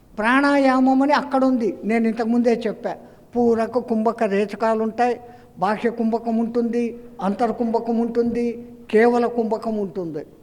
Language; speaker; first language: Telugu; non-native, fluent; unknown